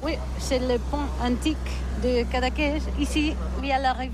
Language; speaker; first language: French; non-native, learner; Catalan